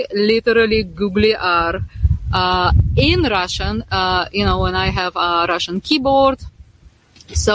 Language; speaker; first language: English; non-native, fluent; Russian